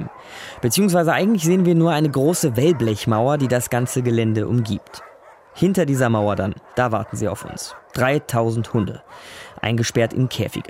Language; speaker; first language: German; native; German